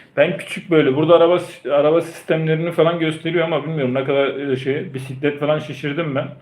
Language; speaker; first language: Turkish; early bilingual, heritage; Turkish